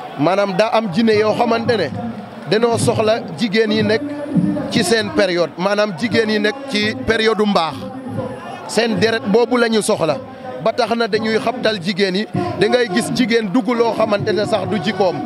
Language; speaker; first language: Wolof; non-native, local second language; Serer